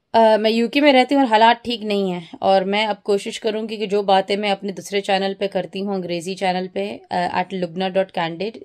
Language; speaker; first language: Urdu; early bilingual, heritage; Urdu